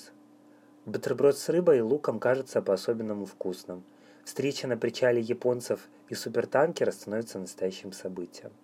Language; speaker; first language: Russian; native; Russian